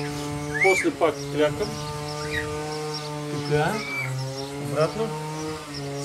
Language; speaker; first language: Bulgarian; non-native, learner; Russian